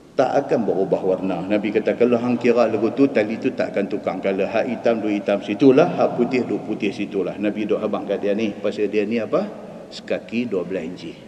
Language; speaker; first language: Malay; native; Malay